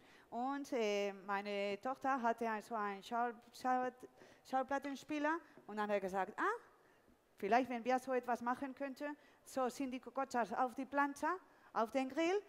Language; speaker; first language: German; non-native, fluent; Spanish